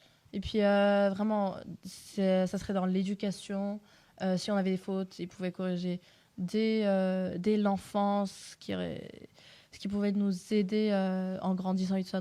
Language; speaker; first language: French; non-native, fluent; Turkish